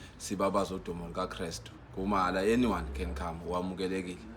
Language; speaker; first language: Zulu; non-native, local second language; Xhosa